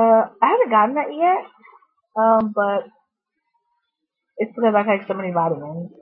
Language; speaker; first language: English; native; English